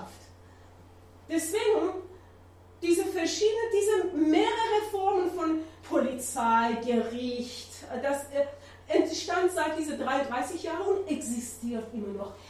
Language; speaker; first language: German; non-native, learner; Persian